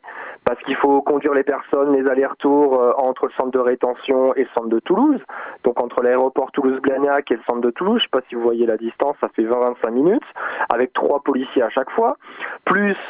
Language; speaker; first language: French; native; French